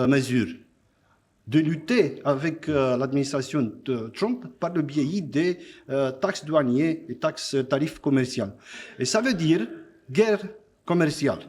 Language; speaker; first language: French; non-native, fluent; Romanian